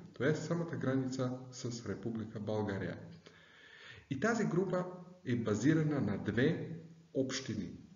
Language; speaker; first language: Bulgarian; non-native, fluent; German